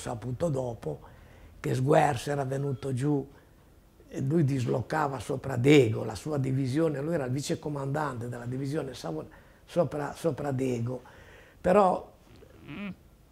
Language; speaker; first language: Italian; native; Italian